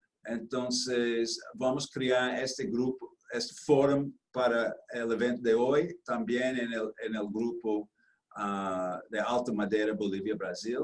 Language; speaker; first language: Spanish; non-native, fluent; Portuguese